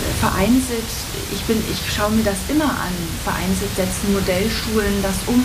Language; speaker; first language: German; native; German